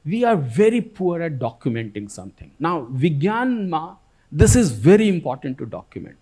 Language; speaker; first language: English; non-native, local second language; Gujarati